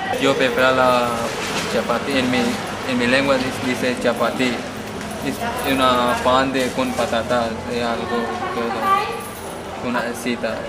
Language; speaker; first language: Spanish; non-native, learner; Punjabi